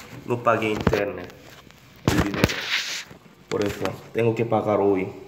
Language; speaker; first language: Spanish; non-native, learner; Korean